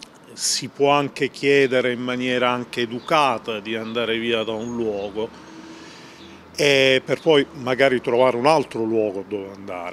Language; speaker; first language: Italian; native; Italian